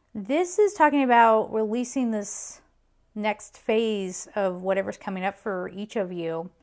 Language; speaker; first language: English; native; English